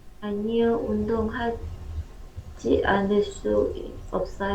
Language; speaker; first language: Korean; non-native, learner; Vietnamese